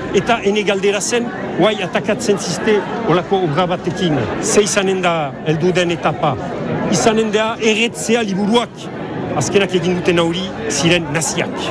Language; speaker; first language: Basque; native; Basque